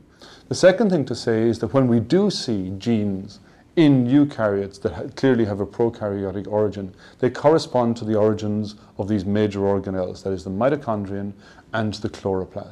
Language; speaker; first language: English; native; English